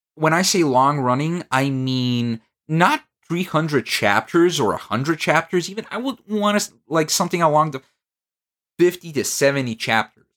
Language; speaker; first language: English; non-native, fluent; Bulgarian